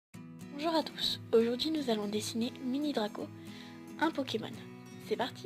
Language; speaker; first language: French; native; French